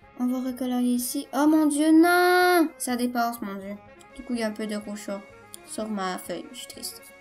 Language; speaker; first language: French; native; French